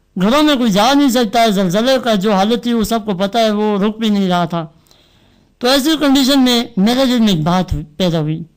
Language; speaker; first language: Urdu; non-native, local second language; Northern Hindko